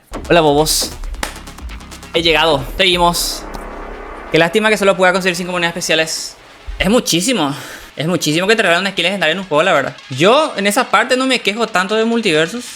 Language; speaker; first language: Spanish; native; Spanish